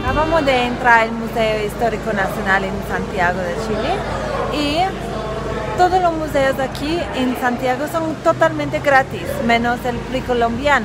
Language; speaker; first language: Spanish; non-native, fluent; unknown